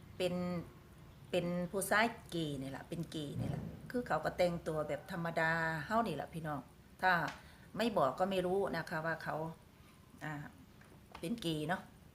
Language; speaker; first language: Thai; native; Thai